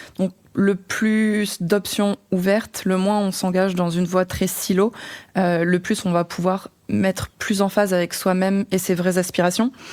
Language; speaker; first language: French; native; French